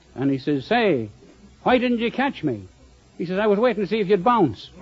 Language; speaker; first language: English; native; English